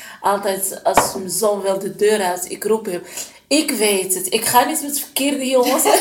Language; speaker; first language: Dutch; non-native, learner; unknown